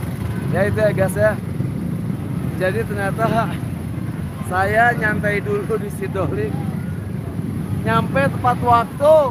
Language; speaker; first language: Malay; non-native, local second language; Sundanese